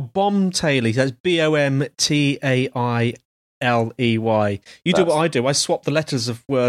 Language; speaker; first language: English; native; English